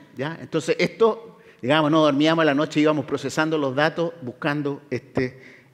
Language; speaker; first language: Spanish; native; Spanish